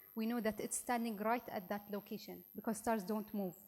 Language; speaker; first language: English; non-native, local second language; Arabic